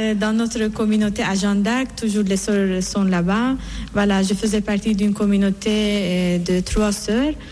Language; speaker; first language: French; non-native, fluent; Persian